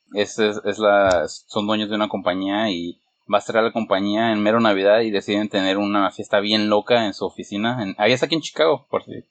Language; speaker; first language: Spanish; early bilingual, heritage; Spanish